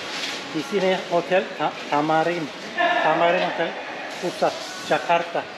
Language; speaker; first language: Indonesian; non-native, learner; Turkish